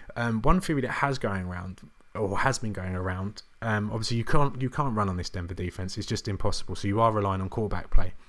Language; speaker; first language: English; native; English